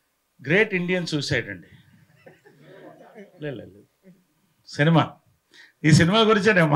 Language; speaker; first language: Telugu; native; Telugu